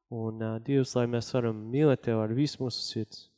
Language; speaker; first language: Latvian; non-native, learner; English